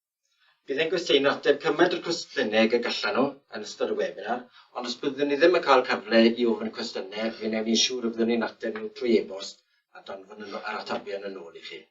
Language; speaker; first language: Welsh; native; Welsh